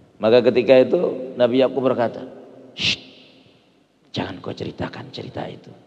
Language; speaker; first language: Indonesian; non-native, local second language; Sasak